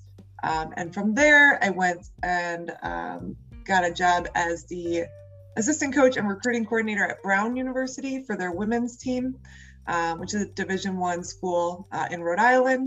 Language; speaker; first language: English; native; English